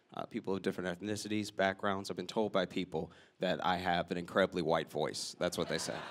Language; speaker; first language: English; native; English